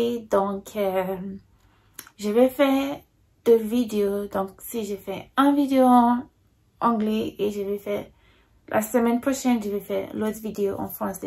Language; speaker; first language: French; non-native, fluent; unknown